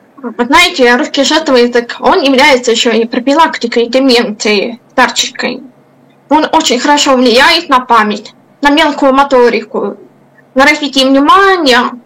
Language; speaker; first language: Russian; non-native, local second language; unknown